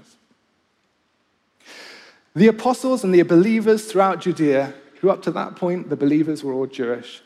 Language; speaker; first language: English; native; English